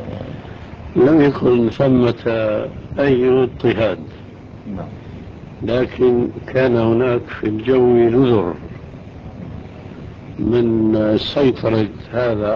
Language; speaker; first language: Arabic; early bilingual, other home language; Albanian